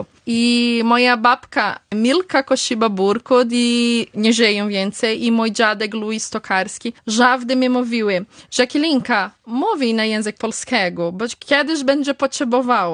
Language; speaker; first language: Polish; early bilingual, heritage; Polish